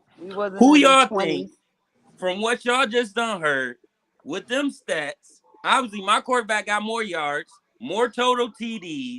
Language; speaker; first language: English; native; English